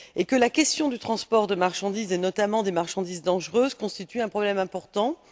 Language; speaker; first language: French; native; French